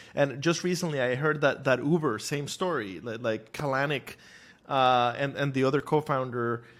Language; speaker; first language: English; non-native, fluent; Spanish